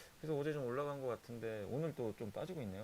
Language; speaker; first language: Korean; native; Korean